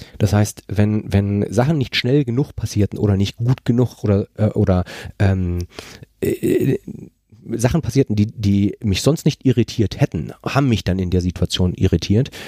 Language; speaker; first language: German; non-native, fluent; Spanish